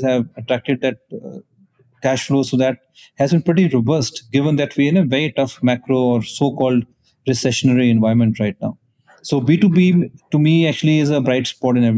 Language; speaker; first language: English; non-native, local second language; Punjabi